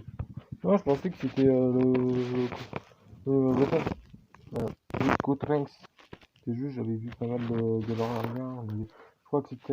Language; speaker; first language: French; native; French